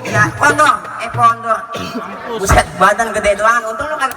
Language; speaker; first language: Indonesian; native; Indonesian